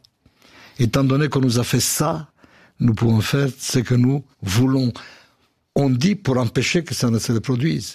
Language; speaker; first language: French; non-native, fluent; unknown